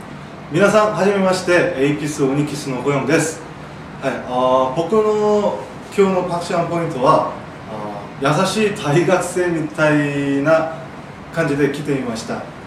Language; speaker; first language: Japanese; non-native, learner; Korean